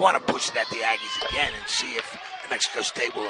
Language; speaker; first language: English; native; English